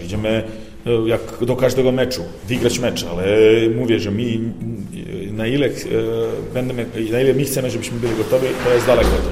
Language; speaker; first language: Polish; non-native, learner; Serbian